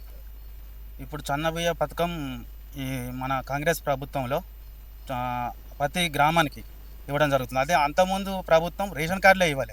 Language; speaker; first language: Telugu; native; Telugu